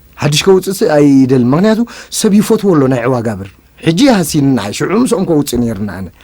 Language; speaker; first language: Tigrinya; native; Tigrinya